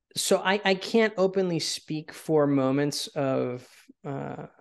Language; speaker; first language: English; early bilingual, other home language; Spanish